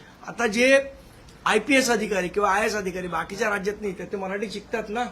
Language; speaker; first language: Marathi; native; Marathi